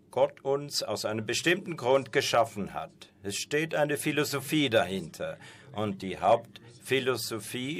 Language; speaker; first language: German; non-native, fluent; Persian